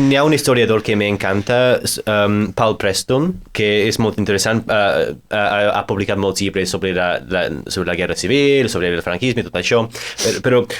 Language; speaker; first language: Catalan; non-native, fluent; English